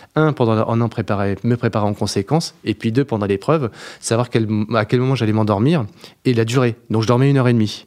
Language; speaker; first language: French; native; French